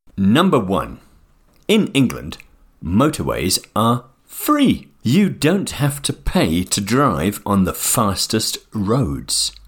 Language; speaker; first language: English; native; English